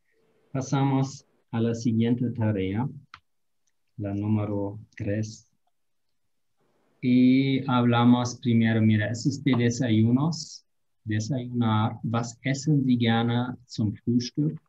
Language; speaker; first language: Spanish; non-native, fluent; German